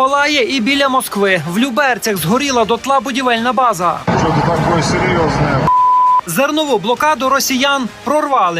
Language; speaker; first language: Ukrainian; native; Ukrainian